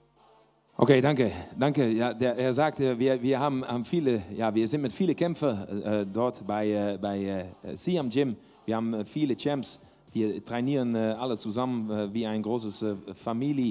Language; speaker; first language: German; non-native, learner; Dutch